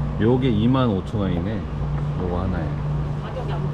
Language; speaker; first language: Korean; native; Korean